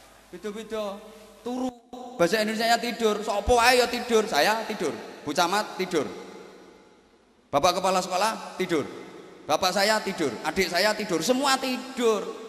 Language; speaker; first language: Malay; non-native, local second language; Javanese